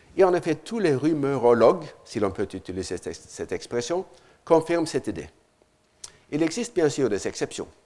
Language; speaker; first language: French; non-native, fluent; Norwegian